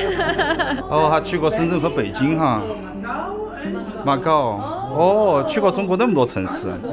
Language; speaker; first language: Chinese; native; Chinese